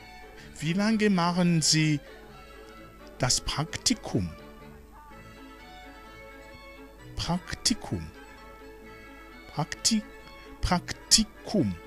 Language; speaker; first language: German; non-native, fluent; Rundi